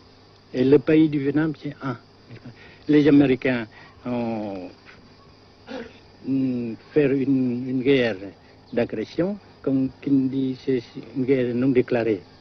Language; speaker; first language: French; non-native, local second language; Vietnamese